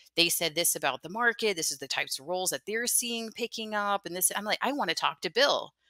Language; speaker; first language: English; native; English